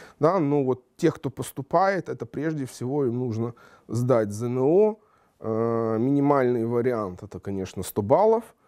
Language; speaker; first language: Russian; native; Russian